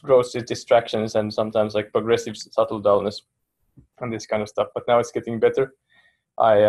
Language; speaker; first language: English; non-native, fluent; Finnish